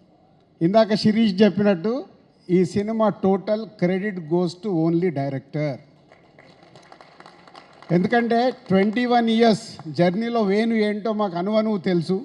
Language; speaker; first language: Telugu; native; Telugu